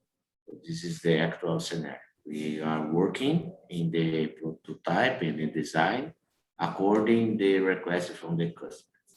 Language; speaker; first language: English; non-native, learner; Portuguese